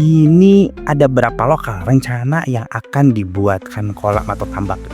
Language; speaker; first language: Indonesian; non-native, local second language; Sundanese